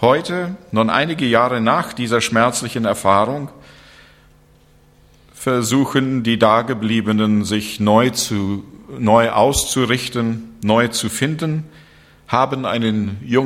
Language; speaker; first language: German; non-native, fluent; English